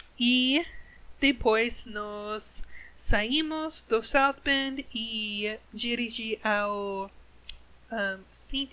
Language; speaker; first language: Portuguese; non-native, learner; English